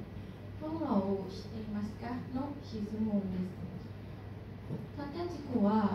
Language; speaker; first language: Japanese; non-native, learner; Thai